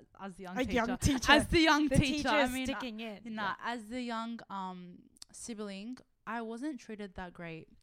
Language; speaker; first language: English; non-native, local second language; Arabic